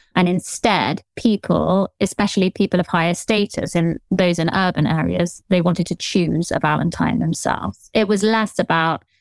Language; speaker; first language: English; native; English